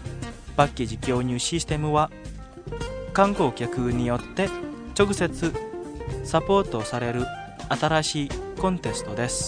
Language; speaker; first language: Japanese; non-native, fluent; Indonesian